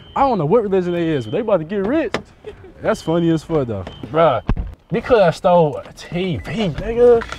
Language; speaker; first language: English; native; English